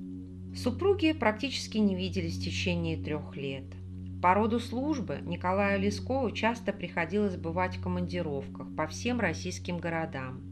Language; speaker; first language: Russian; native; Russian